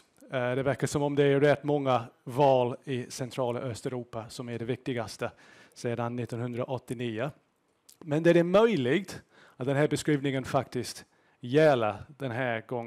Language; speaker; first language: Swedish; non-native, fluent; English